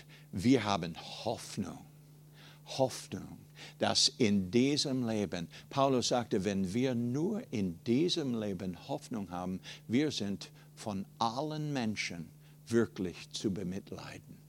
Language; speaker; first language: German; non-native, fluent; English